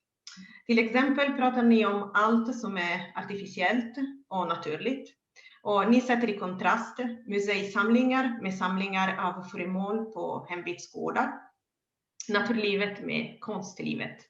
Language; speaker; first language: Swedish; non-native, fluent; Italian